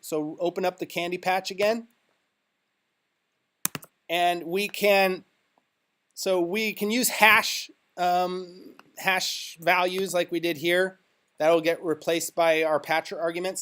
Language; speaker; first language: English; native; English